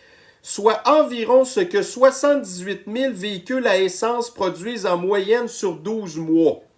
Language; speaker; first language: French; native; French